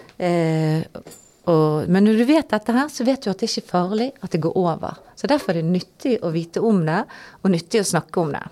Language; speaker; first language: Norwegian; native; Norwegian